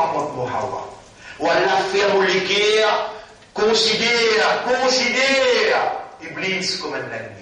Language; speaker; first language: French; non-native, local second language; Morisyen